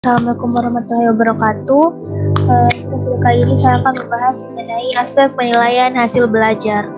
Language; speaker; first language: Indonesian; native; Indonesian